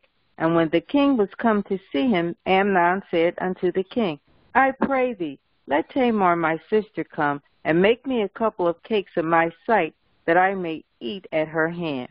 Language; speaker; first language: English; native; English